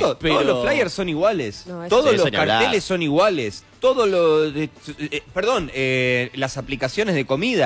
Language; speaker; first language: Spanish; native; Spanish